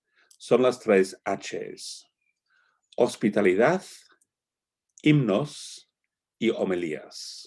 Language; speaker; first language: Spanish; non-native, fluent; English